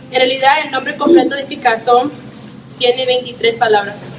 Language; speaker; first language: Spanish; non-native, learner; English